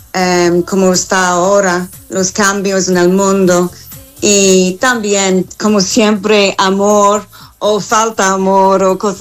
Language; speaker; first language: Spanish; non-native, fluent; English